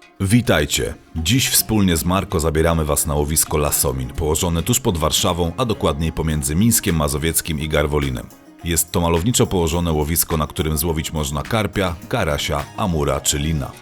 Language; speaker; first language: Polish; native; Polish